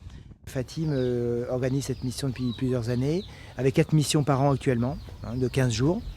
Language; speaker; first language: French; native; French